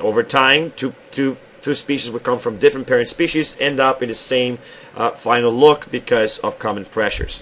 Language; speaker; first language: English; non-native, fluent; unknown